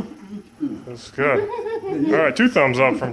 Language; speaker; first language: English; native; English